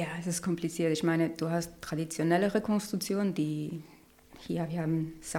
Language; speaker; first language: German; non-native, learner; Spanish